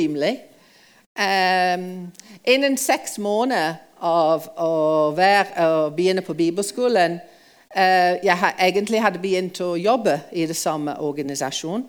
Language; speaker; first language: Norwegian; non-native, fluent; English